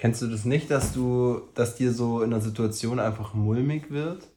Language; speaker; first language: German; native; German